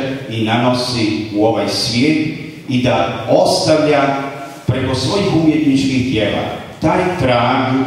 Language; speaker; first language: Croatian; native; Croatian